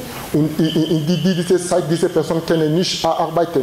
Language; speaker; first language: German; non-native, learner; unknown